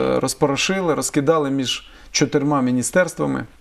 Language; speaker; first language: Ukrainian; native; Ukrainian